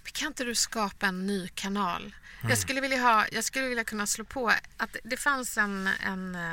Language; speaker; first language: Swedish; native; Swedish